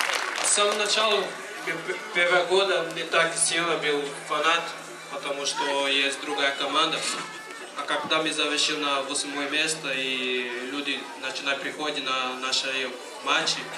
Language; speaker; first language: Russian; non-native, learner; Portuguese